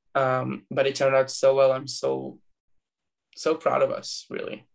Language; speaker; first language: English; non-native, fluent; Hebrew